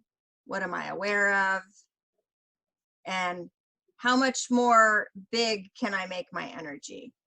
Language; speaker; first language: English; native; English